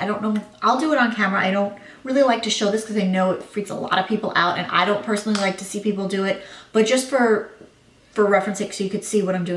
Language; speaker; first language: English; native; English